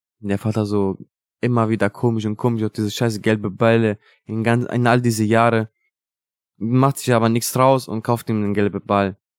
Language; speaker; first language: German; non-native, fluent; Italian